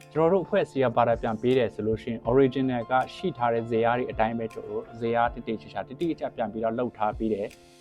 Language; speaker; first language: Burmese; non-native, local second language; Western Kayah